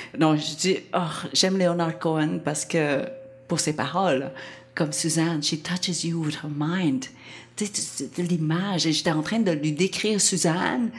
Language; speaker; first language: French; non-native, fluent; Vietnamese